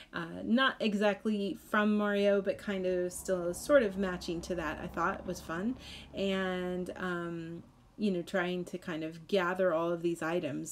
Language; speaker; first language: English; native; English